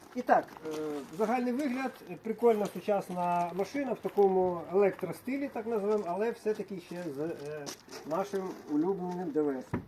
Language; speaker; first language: Ukrainian; non-native, local second language; Russian